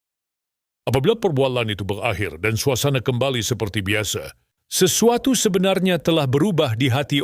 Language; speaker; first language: Malay; native; Malay